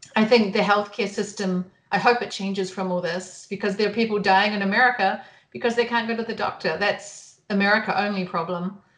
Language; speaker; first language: English; native; English